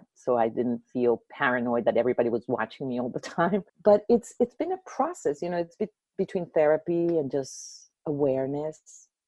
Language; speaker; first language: English; early bilingual, other home language; Spanish